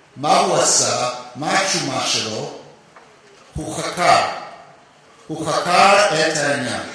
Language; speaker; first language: Hebrew; non-native, fluent; English